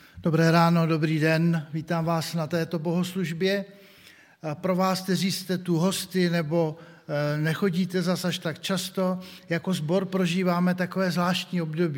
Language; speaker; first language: Czech; native; Czech